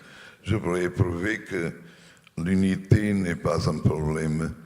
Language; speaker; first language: French; non-native, fluent; Portuguese